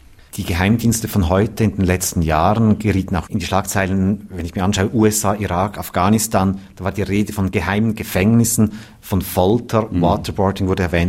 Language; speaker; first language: German; native; German